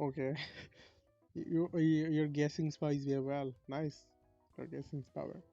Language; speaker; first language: English; non-native, learner; Bangla